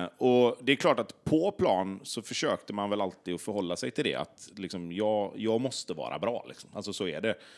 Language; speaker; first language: Swedish; native; Swedish